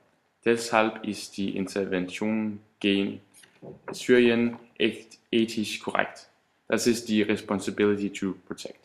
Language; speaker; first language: German; non-native, learner; Danish